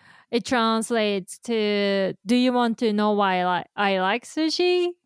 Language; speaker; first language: English; non-native, fluent; Japanese